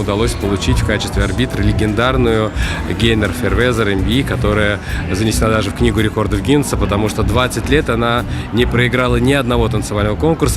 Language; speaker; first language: Russian; native; Russian